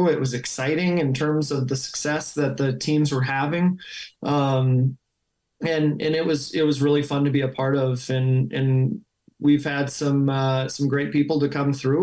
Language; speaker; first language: English; native; English